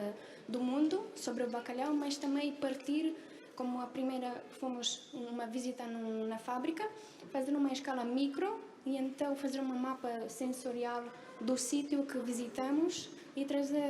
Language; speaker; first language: Portuguese; non-native, fluent; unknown